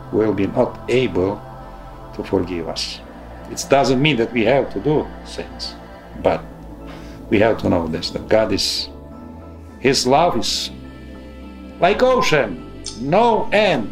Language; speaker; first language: English; non-native, fluent; Ukrainian